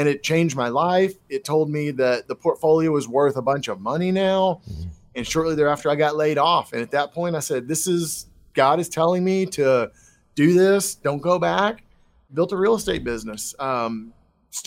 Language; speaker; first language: English; native; English